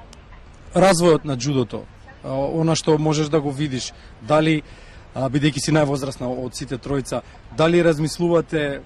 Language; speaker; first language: Macedonian; native; Macedonian